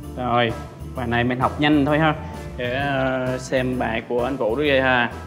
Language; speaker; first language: Vietnamese; native; Vietnamese